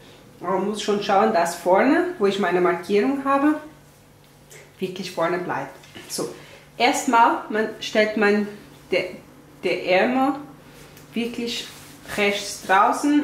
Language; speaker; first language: German; non-native, fluent; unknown